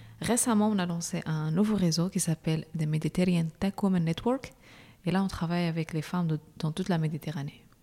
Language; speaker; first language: French; non-native, local second language; Arabic